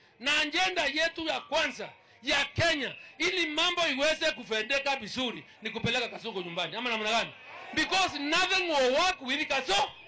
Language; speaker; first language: Swahili; non-native, local second language; Meru